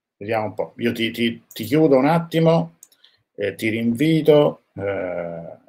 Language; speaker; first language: Italian; native; Italian